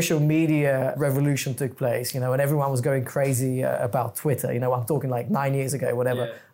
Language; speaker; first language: English; non-native, fluent; Bulgarian